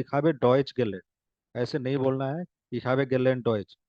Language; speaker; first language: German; non-native, fluent; Hindi